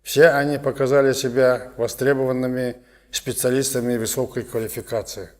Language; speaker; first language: Russian; non-native, local second language; Kazakh